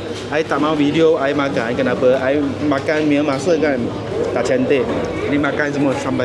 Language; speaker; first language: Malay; non-native, local second language; Chinese